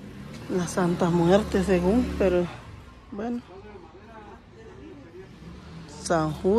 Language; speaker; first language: Spanish; native; Spanish